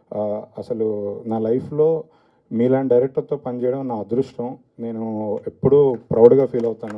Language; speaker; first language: Telugu; native; Telugu